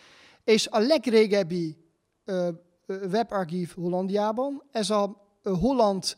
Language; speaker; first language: Hungarian; non-native, fluent; Dutch